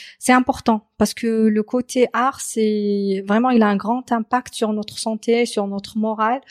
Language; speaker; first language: French; non-native, local second language; Arabic